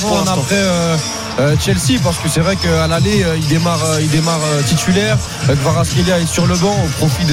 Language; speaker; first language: French; native; French